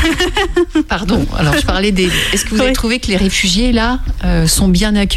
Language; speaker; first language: French; native; French